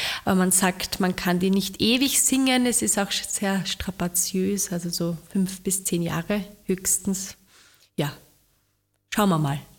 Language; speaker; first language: German; native; German